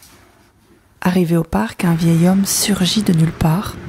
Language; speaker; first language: French; native; French